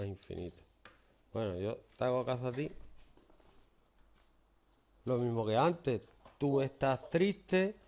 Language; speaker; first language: Spanish; native; Spanish